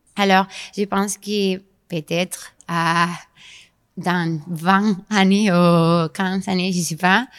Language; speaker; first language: French; non-native, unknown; Spanish